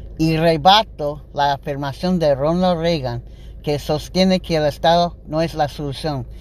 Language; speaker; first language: Spanish; non-native, learner; English